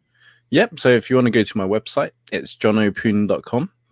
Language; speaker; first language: English; native; English